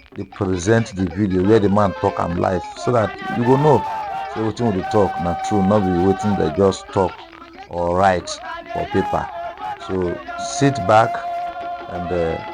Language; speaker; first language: Nigerian Pidgin; non-native, local second language; Igbo